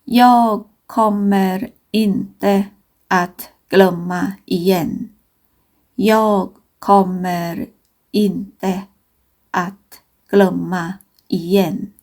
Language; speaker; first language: Swedish; non-native, fluent; Thai